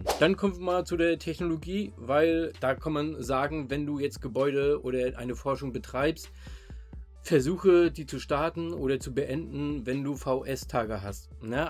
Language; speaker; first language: German; native; German